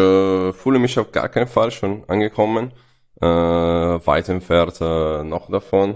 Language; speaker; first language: German; non-native, fluent; Italian